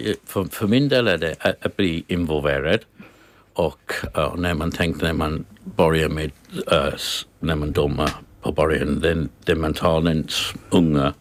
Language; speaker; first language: Swedish; non-native, learner; English